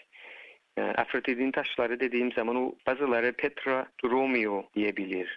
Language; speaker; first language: Turkish; early bilingual, heritage; Turkish